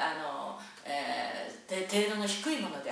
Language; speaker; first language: Japanese; native; Japanese